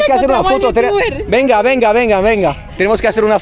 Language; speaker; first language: Spanish; non-native, learner; French